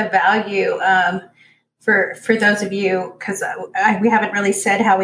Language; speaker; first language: English; native; English